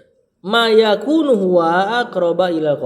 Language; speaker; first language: Arabic; non-native, fluent; Indonesian